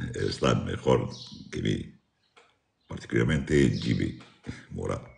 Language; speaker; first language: Spanish; non-native, learner; French